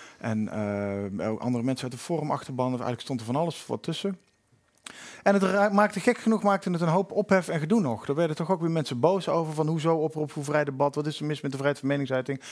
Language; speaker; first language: Dutch; native; Dutch